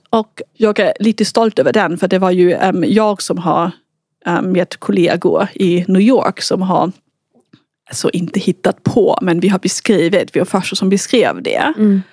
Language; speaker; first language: Swedish; non-native, fluent; German